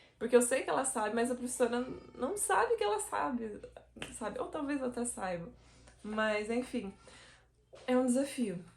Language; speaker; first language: Portuguese; native; Portuguese